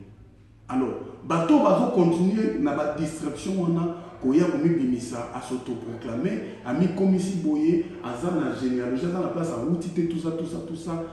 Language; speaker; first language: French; non-native, local second language; Lingala